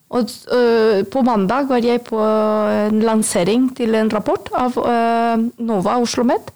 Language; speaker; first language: Norwegian; non-native, fluent; Spanish